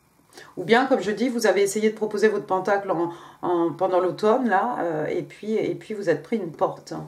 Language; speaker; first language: French; native; French